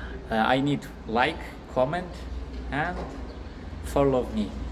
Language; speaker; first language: English; non-native, learner; Lezghian